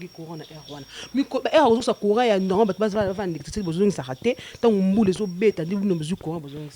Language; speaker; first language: French; non-native, local second language; Lingala